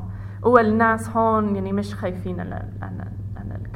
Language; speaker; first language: Arabic; non-native, learner; English